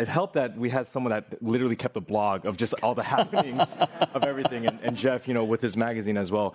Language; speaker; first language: English; native; English